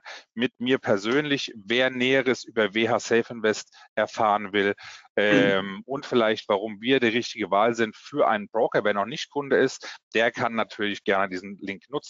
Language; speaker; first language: German; native; German